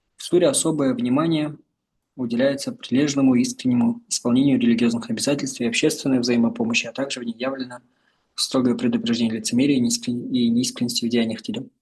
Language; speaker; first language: Russian; non-native, local second language; Kazakh